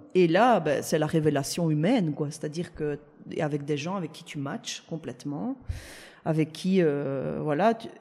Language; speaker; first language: French; early bilingual, other home language; Italian